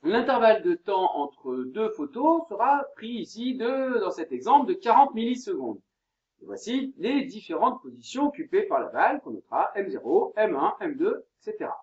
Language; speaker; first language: French; native; French